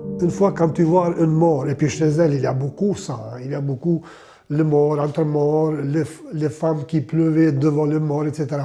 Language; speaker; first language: French; non-native, learner; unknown